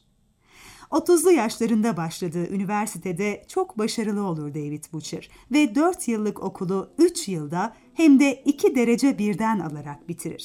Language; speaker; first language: Turkish; native; Turkish